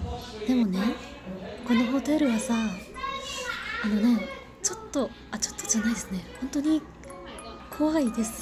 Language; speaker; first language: Japanese; non-native, learner; Thai